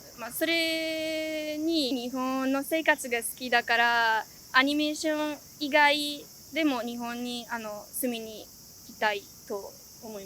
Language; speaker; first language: Japanese; non-native, fluent; Italian